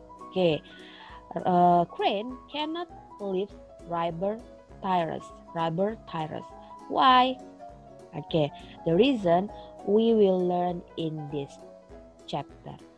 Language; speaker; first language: English; non-native, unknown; Indonesian